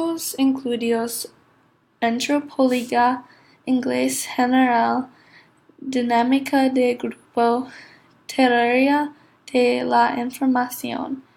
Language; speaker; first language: Spanish; non-native, learner; English